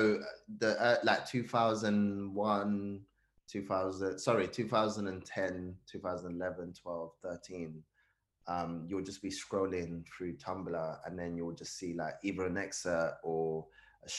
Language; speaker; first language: English; early bilingual, other home language; Hausa